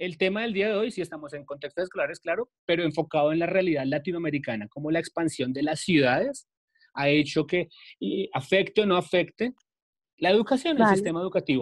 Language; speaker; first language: Spanish; native; Spanish